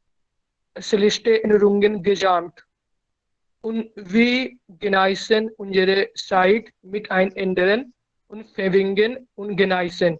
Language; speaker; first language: German; non-native, learner; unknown